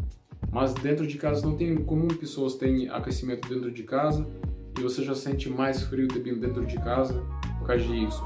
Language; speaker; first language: Portuguese; non-native, learner; Russian